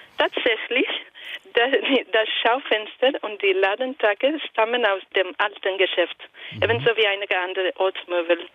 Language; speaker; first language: German; non-native, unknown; Italian